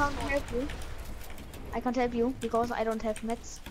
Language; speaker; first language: English; non-native, learner; German